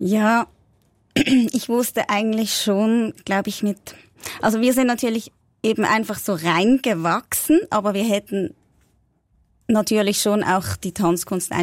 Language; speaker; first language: German; native; German